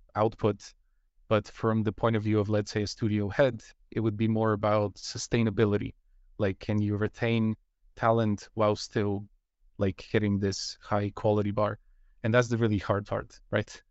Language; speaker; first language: English; non-native, fluent; Bulgarian